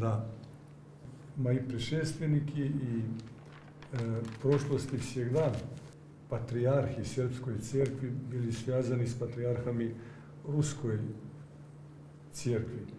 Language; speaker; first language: Russian; non-native, learner; Serbian